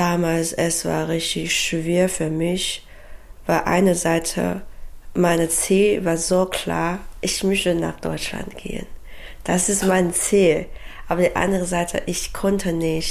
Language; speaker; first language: German; non-native, learner; Chinese